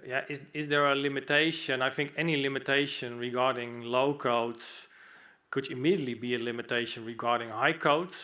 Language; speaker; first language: English; non-native, fluent; Dutch